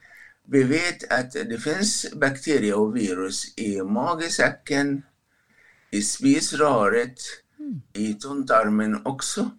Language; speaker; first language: Swedish; non-native, fluent; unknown